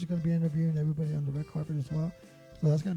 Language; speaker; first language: English; native; English